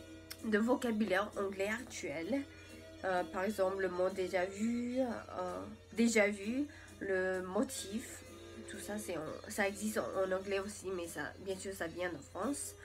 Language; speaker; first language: French; non-native, learner; English